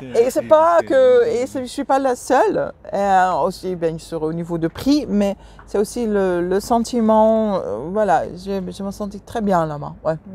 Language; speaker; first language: French; non-native, fluent; Dutch